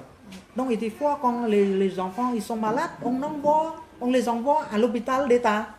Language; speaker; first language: French; non-native, fluent; Khmer